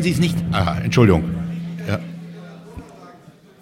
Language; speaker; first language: German; native; German